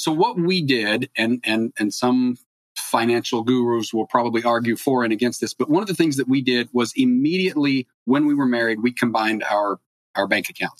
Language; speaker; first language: English; native; English